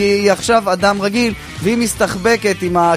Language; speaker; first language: Hebrew; native; Hebrew